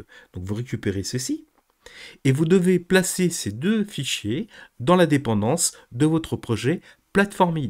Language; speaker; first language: French; native; French